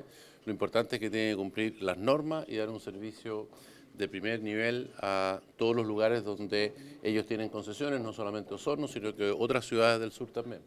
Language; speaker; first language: Spanish; native; Spanish